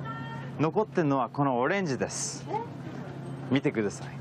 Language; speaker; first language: Japanese; early bilingual, heritage; English